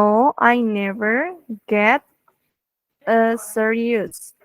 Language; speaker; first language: English; non-native, fluent; Indonesian